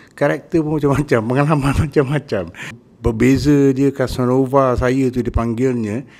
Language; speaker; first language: Malay; native; Malay